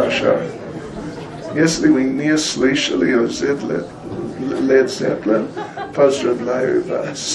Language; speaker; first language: Russian; non-native, learner; English